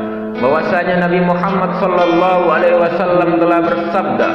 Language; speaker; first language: Indonesian; native; Indonesian